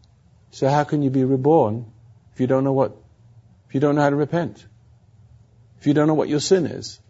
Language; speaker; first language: English; native; English